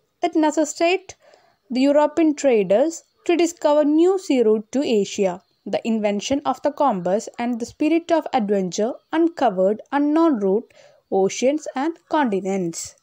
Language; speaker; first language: English; non-native, local second language; Malayalam